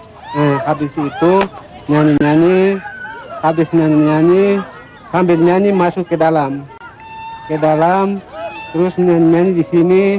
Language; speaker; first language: Indonesian; non-native, local second language; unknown